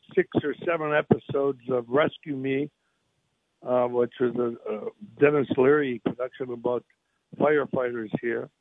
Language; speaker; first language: English; native; English